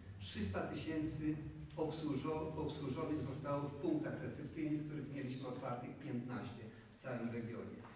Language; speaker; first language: Polish; native; Polish